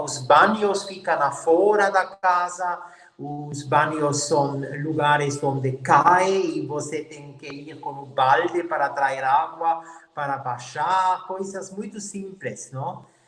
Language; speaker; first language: Portuguese; non-native, fluent; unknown